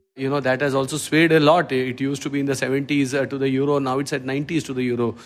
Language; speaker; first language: English; non-native, local second language; Malayalam